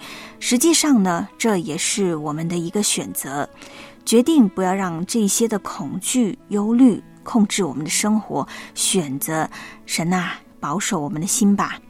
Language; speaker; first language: Chinese; native; Chinese